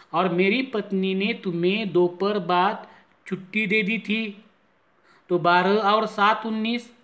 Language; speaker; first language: Hindi; non-native, local second language; Marathi